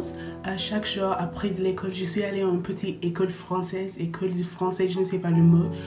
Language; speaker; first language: French; non-native, learner; English